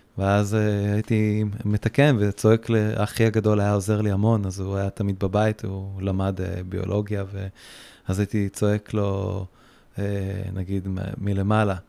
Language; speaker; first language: Hebrew; native; Hebrew